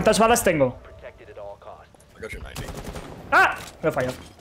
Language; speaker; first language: Spanish; native; Spanish